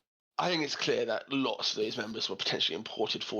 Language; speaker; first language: English; native; English